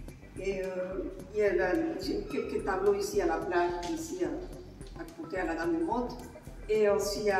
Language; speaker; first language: French; non-native, fluent; Spanish